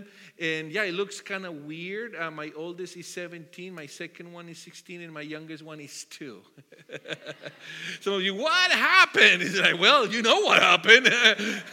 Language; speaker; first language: English; non-native, fluent; Spanish